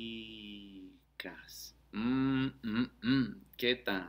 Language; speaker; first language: Spanish; non-native, fluent; English